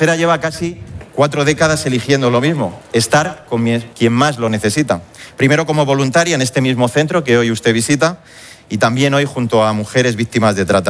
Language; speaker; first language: Spanish; native; Spanish